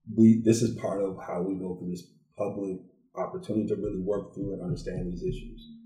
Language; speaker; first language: English; native; English